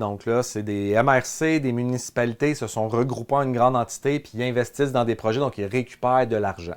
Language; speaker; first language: French; native; French